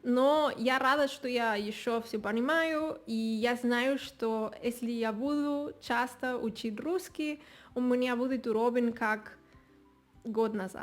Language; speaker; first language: Russian; non-native, learner; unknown